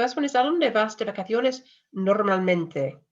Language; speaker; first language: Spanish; non-native, fluent; English